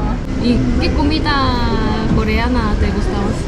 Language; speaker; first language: Spanish; non-native, learner; Korean